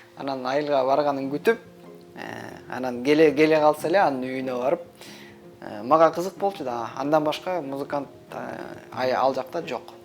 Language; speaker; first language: Kyrgyz; native; Kyrgyz